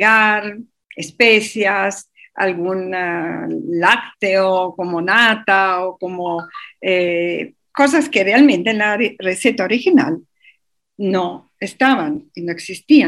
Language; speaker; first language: Spanish; non-native, fluent; Italian